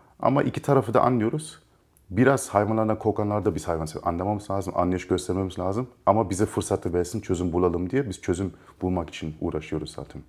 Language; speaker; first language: Turkish; early bilingual, heritage; Turkish